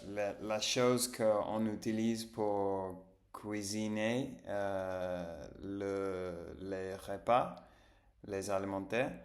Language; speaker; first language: French; non-native, learner; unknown